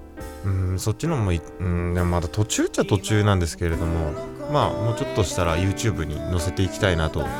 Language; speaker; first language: Japanese; native; Japanese